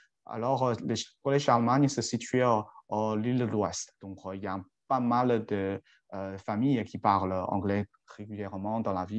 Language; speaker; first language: French; non-native, fluent; Chinese